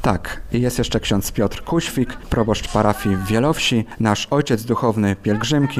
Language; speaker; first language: Polish; native; Polish